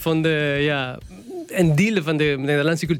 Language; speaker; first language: Dutch; non-native, learner; Spanish